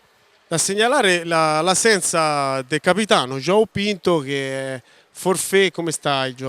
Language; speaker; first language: Italian; native; Italian